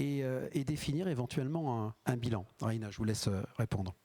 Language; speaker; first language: French; native; French